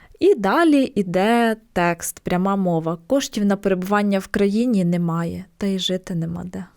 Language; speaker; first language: Ukrainian; native; Ukrainian